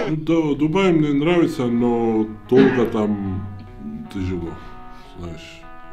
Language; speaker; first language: Russian; non-native, fluent; Georgian